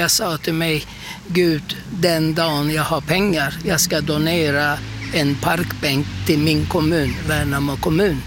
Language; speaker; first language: Swedish; non-native, fluent; Turkish